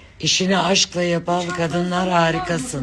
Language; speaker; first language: Turkish; native; Turkish